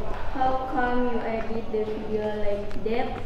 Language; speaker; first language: English; non-native, learner; Indonesian